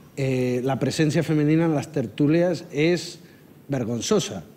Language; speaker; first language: Spanish; non-native, local second language; Catalan